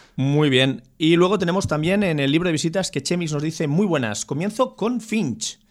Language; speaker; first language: Spanish; native; Spanish